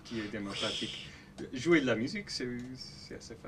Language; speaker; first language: French; non-native, local second language; English